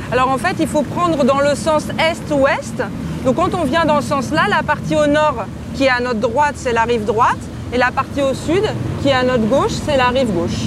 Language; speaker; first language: French; native; French